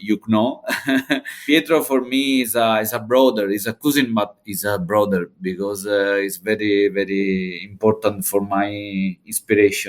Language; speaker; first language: English; non-native, learner; Italian